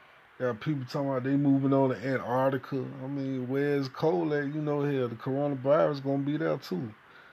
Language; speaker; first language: English; native; English